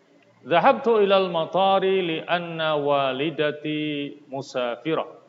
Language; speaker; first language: Arabic; non-native, fluent; Indonesian